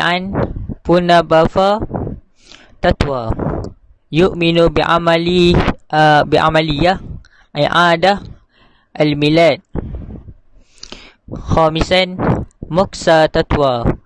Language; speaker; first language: Arabic; non-native, learner; Malay